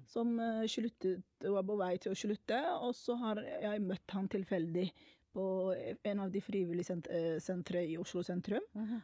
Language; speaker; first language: Norwegian; non-native, fluent; Somali